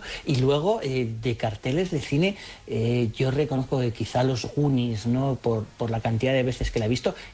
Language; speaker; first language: Spanish; native; Spanish